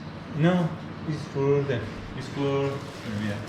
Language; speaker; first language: English; non-native, learner; Persian